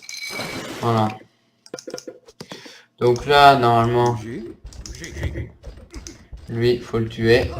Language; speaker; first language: French; native; French